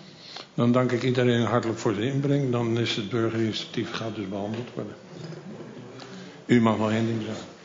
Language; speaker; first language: Dutch; native; Dutch